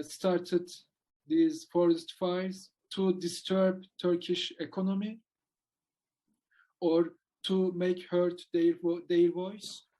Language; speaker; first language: English; non-native, learner; Turkish